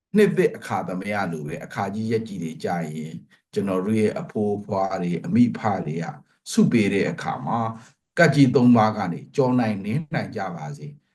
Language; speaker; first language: Burmese; non-native, local second language; Pa'o Karen